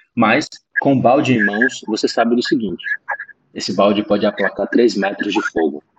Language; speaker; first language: Portuguese; native; Portuguese